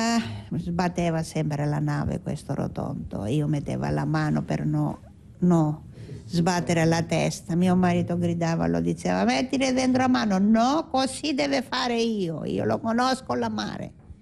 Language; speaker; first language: Italian; non-native, learner; Greek